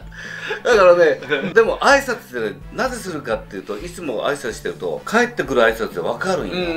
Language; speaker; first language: Japanese; native; Japanese